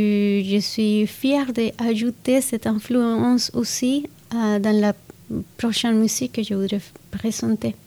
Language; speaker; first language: French; non-native, fluent; Spanish